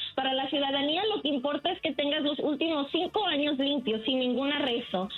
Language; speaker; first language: Spanish; early bilingual, heritage; Spanish